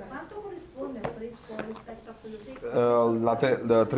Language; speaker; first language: Italian; native; Italian